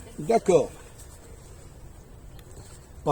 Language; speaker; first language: French; native; French